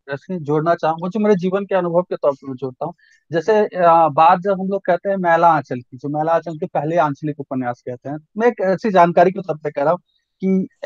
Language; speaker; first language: Hindi; native; Hindi